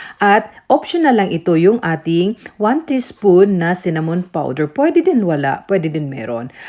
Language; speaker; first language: Filipino; non-native, local second language; Cebuano